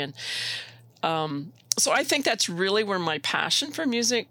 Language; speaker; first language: English; native; English